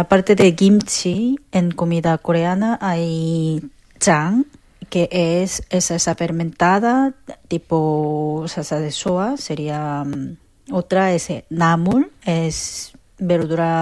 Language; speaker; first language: Spanish; non-native, learner; Korean